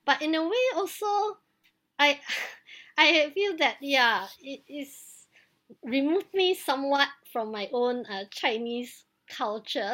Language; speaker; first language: English; native; English